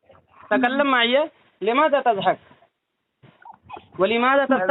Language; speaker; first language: Arabic; non-native, fluent; Urdu